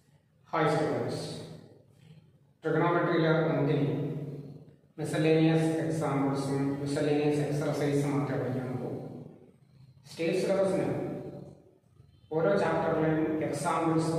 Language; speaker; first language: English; non-native, local second language; Malayalam